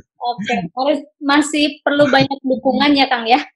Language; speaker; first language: Indonesian; native; Indonesian